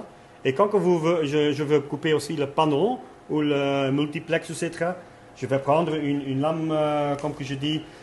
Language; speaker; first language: French; non-native, local second language; Dutch